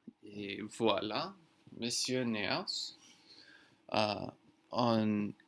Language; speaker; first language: French; non-native, learner; English